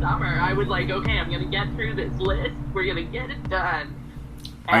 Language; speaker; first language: English; native; English